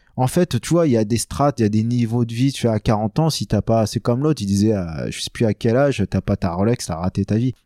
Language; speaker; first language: French; native; French